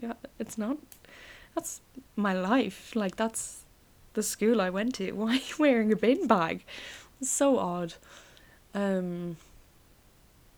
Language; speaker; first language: English; native; English